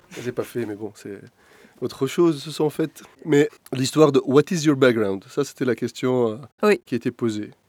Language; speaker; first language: French; non-native, local second language; Arabic